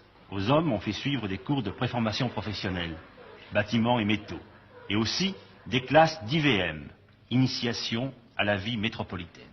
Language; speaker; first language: French; native; French